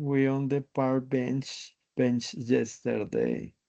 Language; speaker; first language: English; non-native, learner; Spanish